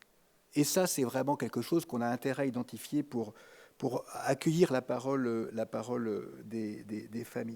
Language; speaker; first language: French; native; French